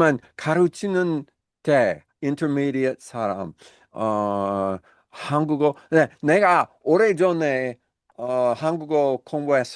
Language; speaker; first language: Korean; non-native, learner; English